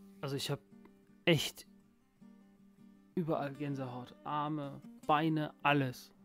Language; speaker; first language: German; native; German